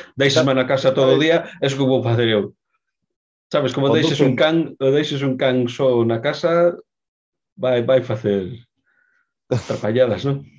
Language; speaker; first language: Galician; non-native, local second language; Spanish